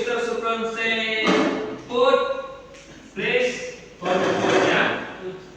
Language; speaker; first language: English; non-native, learner; Indonesian